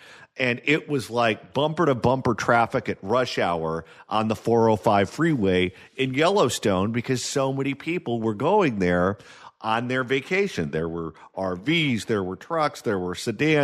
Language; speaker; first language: English; native; English